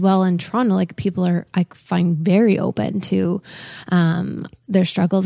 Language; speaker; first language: English; native; English